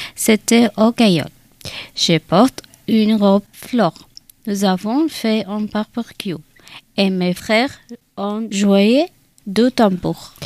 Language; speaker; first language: French; non-native, learner; Kurdish